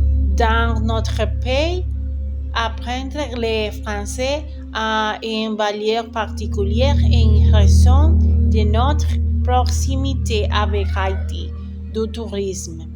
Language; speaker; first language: French; non-native, learner; Spanish